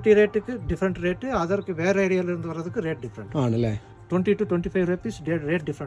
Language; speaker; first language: Malayalam; non-native, learner; Tamil